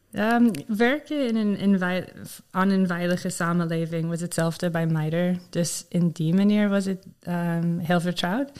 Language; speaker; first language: Dutch; non-native, learner; English